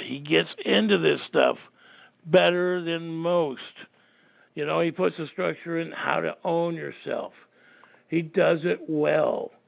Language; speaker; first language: English; native; English